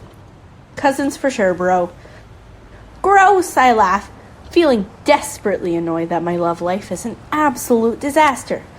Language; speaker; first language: English; native; English